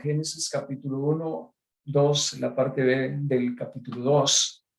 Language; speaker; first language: Spanish; native; Spanish